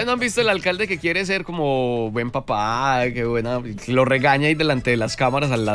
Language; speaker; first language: Spanish; native; Spanish